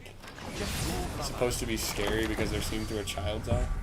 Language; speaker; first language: English; native; English